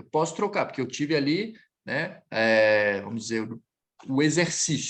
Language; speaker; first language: Portuguese; native; Portuguese